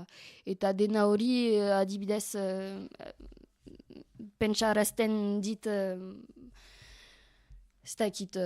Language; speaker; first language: Basque; non-native, learner; French